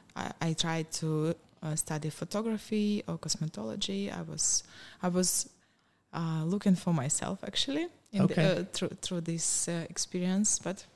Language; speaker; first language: English; non-native, fluent; Ukrainian